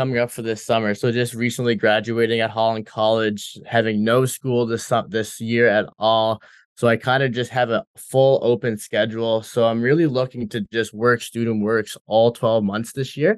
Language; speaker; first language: English; native; English